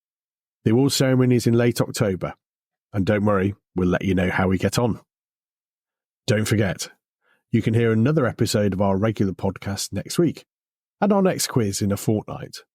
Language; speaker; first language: English; native; English